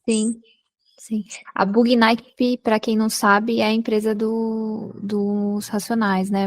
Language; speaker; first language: Portuguese; native; Portuguese